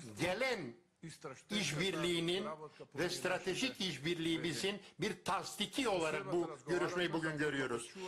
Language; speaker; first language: Turkish; non-native, learner; Macedonian